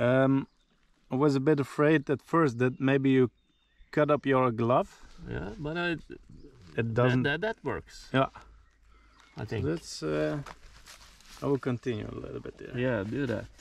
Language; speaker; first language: English; non-native, fluent; Swedish